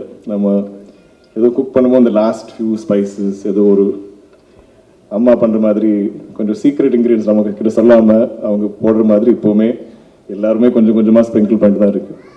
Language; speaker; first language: Tamil; non-native, local second language; Malayalam